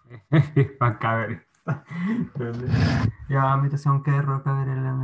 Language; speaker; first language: Finnish; non-native, learner; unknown